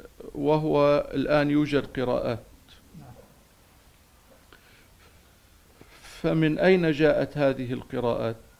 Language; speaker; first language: Arabic; non-native, fluent; Turkish